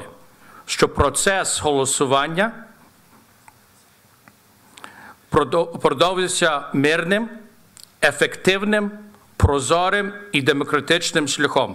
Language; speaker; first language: Ukrainian; early bilingual, heritage; Ukrainian